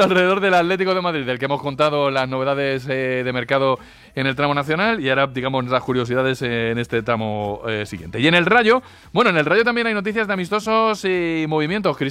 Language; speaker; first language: Spanish; native; Spanish